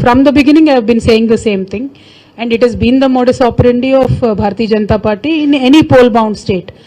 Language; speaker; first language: English; non-native, local second language; Telugu